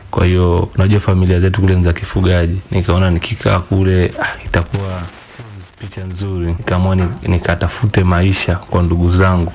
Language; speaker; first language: Swahili; non-native, local second language; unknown